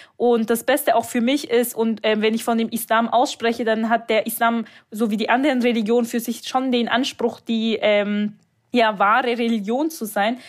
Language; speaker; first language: German; early bilingual, other home language; Turkish